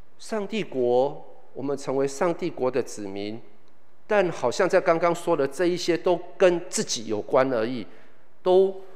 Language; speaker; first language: Chinese; native; Chinese